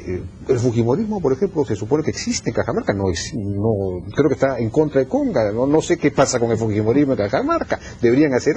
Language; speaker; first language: Spanish; native; Spanish